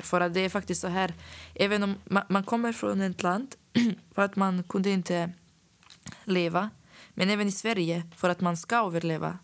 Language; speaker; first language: Swedish; non-native, fluent; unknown